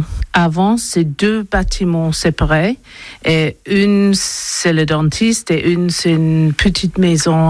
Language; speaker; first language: French; non-native, learner; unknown